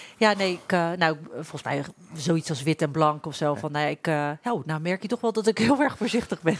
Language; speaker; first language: Dutch; early bilingual, other home language; Turkish